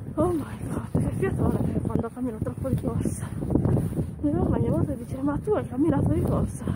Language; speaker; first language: Italian; native; Italian